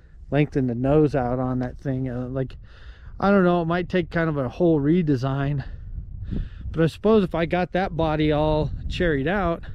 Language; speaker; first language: English; native; English